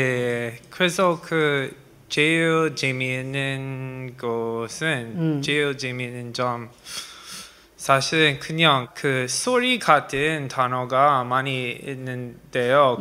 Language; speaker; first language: Korean; non-native, learner; English